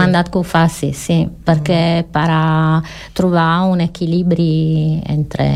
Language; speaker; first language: Catalan; non-native, learner; Italian